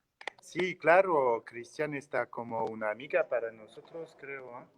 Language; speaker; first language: Spanish; non-native, learner; French